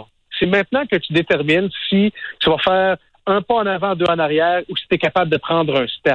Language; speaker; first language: French; native; French